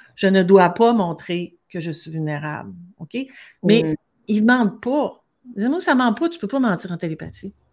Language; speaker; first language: French; native; French